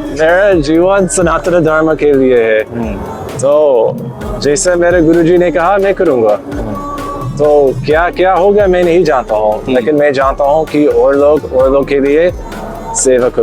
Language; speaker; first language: Hindi; non-native, learner; English